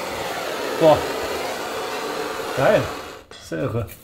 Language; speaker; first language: German; native; German